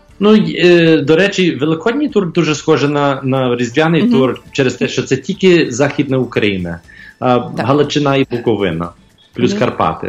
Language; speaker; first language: Ukrainian; early bilingual, heritage; Ukrainian